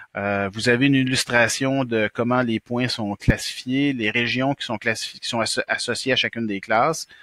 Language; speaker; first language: French; native; French